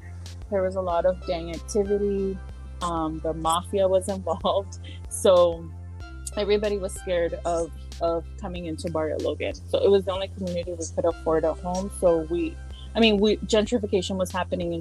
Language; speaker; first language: English; early bilingual, other home language; Spanish